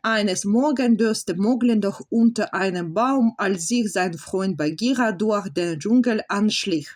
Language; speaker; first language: German; non-native, learner; Ukrainian